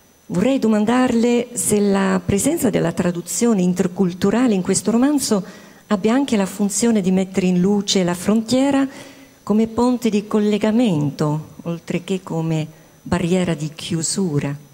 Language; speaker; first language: Italian; non-native, fluent; Dutch